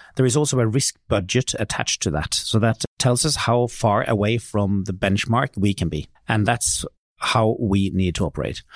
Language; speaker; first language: English; non-native, fluent; Norwegian